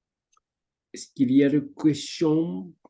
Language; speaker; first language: French; non-native, fluent; Japanese